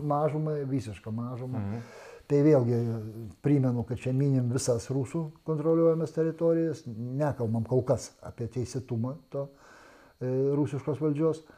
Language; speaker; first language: Lithuanian; native; Lithuanian